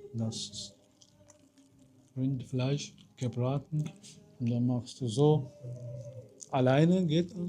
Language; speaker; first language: German; non-native, fluent; Amharic